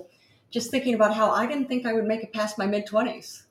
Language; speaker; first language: English; native; English